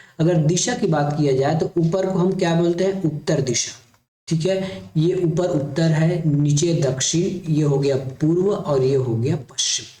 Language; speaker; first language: Hindi; native; Hindi